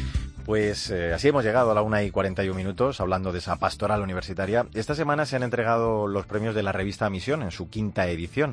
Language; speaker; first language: Spanish; native; Spanish